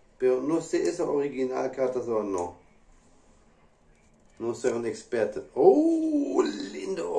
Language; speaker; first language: Spanish; non-native, learner; English